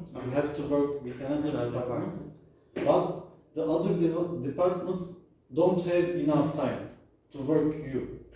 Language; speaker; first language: English; non-native, learner; Turkish